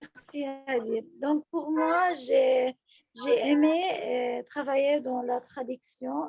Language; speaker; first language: French; non-native, fluent; Arabic